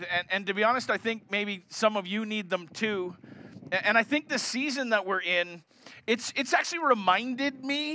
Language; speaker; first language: English; native; English